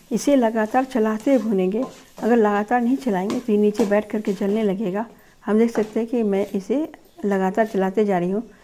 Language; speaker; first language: Hindi; native; Hindi